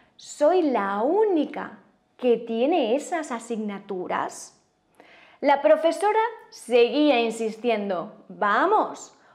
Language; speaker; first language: Spanish; native; Spanish